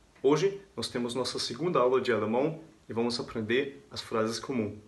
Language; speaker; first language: Portuguese; non-native, fluent; German